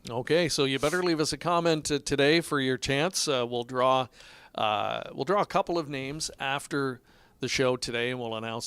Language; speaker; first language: English; native; English